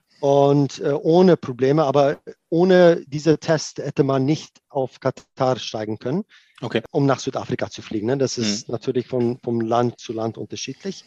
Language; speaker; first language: German; non-native, fluent; Afrikaans